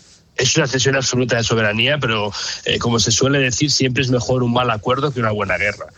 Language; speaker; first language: Spanish; native; Spanish